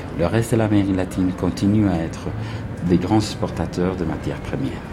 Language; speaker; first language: French; non-native, fluent; Spanish